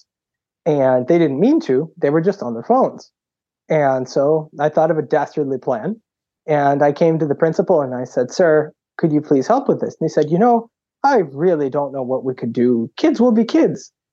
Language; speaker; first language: English; native; English